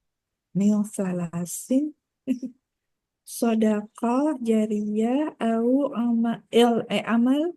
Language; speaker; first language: Arabic; non-native, learner; Indonesian